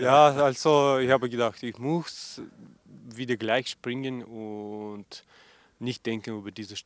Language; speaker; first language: German; non-native, learner; Russian